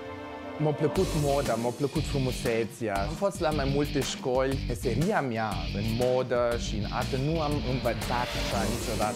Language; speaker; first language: Romanian; non-native, local second language; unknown